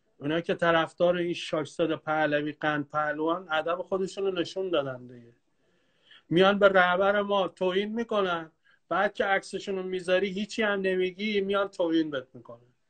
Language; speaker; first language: Persian; non-native, local second language; Kurdish